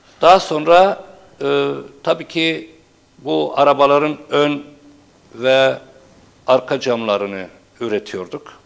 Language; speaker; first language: Turkish; non-native, local second language; Turoyo